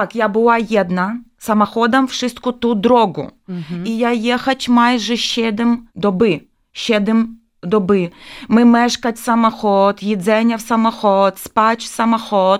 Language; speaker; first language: Ukrainian; non-native, local second language; Russian